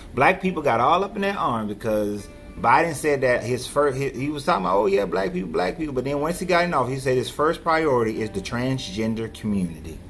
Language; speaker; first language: English; native; English